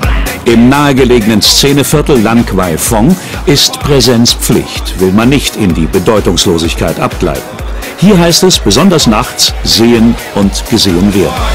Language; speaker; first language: German; native; German